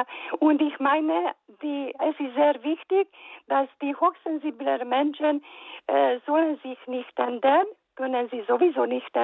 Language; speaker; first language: German; non-native, fluent; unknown